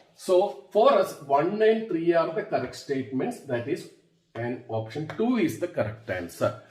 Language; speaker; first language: English; non-native, local second language; Malayalam